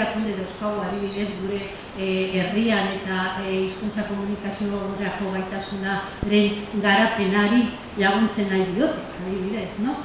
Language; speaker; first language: Basque; native; Basque